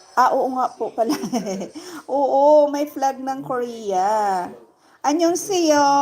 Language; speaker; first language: Filipino; non-native, local second language; Hiligaynon